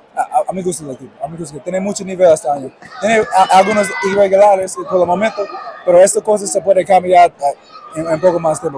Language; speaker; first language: Spanish; non-native, fluent; English